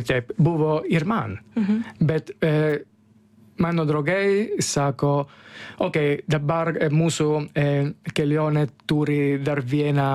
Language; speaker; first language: Lithuanian; non-native, learner; Italian